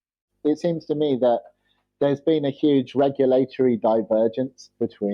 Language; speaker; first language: English; native; English